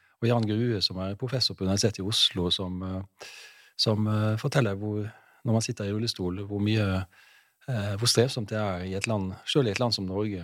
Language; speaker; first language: Norwegian; native; Norwegian